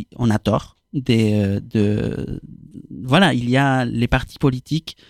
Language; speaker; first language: French; non-native, fluent; Spanish